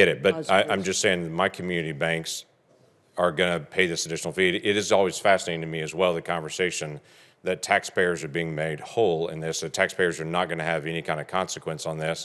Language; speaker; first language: English; native; English